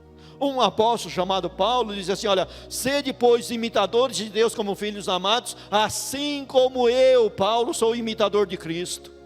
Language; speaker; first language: Portuguese; native; Portuguese